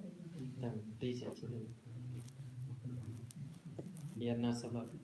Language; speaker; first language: Russian; non-native, learner; Sinhala